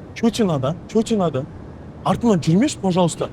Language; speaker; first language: Russian; non-native, local second language; Kazakh